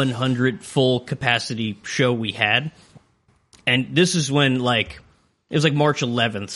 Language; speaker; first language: English; native; English